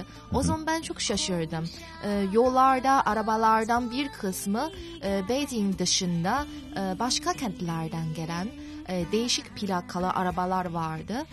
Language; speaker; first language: Turkish; non-native, fluent; Chinese